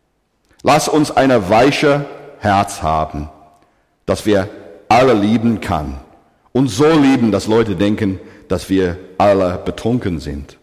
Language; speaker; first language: German; non-native, fluent; English